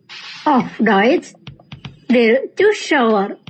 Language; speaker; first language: German; non-native, fluent; Indonesian